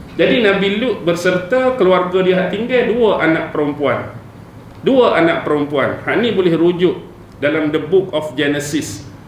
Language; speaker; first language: Malay; native; Malay